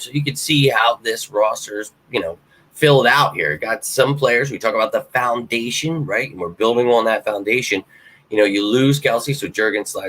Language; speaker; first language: English; native; English